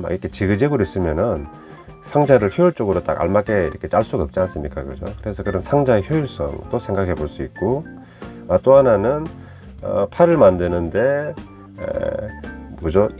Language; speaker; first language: Korean; native; Korean